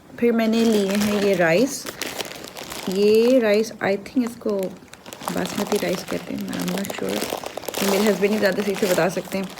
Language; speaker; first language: Urdu; native; Urdu